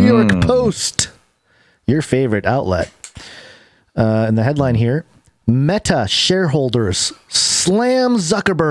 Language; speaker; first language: English; native; English